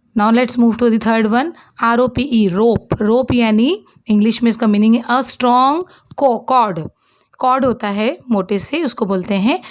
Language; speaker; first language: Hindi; non-native, local second language; Urdu